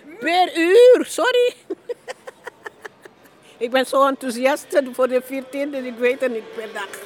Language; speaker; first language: Dutch; non-native, learner; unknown